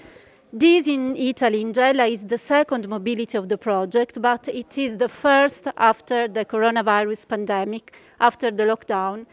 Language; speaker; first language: English; non-native, fluent; Italian